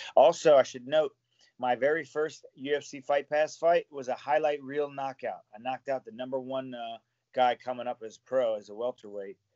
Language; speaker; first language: English; native; English